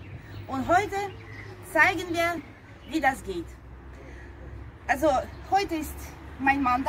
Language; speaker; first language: German; non-native, fluent; Russian